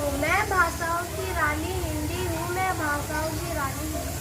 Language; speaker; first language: Hindi; native; Hindi